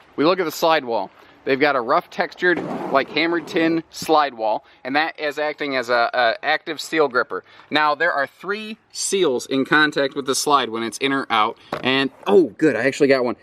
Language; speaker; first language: English; native; English